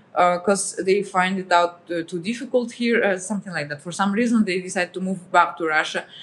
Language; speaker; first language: English; non-native, fluent; Russian